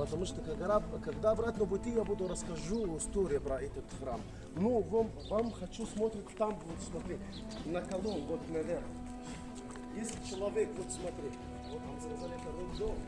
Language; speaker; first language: Russian; non-native, learner; Arabic